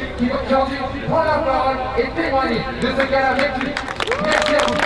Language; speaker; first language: French; native; French